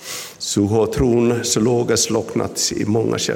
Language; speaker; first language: Swedish; non-native, local second language; Finnish